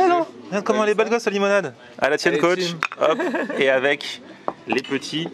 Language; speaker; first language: French; native; French